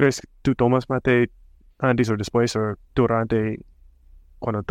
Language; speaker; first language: Spanish; non-native, fluent; English